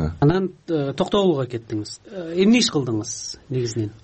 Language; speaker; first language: Kyrgyz; native; Kyrgyz